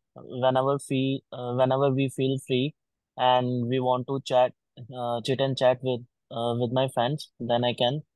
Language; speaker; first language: English; non-native, local second language; Punjabi